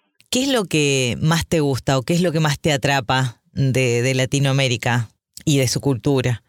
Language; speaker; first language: Spanish; native; Spanish